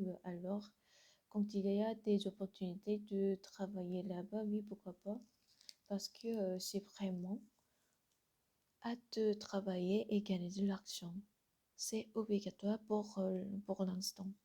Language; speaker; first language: French; non-native, learner; Korean